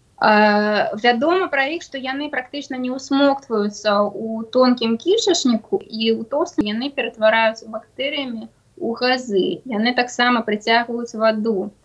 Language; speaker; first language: Belarusian; non-native, local second language; Russian